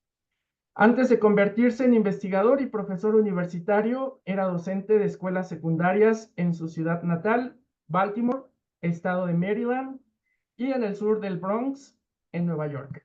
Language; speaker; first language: Spanish; native; Spanish